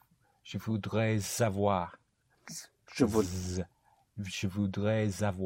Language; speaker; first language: French; non-native, learner; English